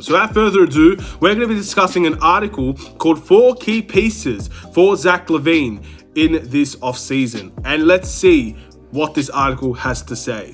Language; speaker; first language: English; native; English